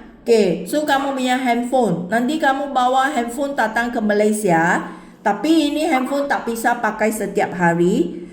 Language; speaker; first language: Malay; non-native, local second language; Chinese